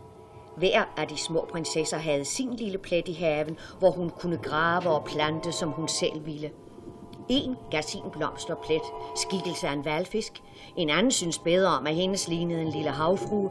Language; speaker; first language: Danish; native; Danish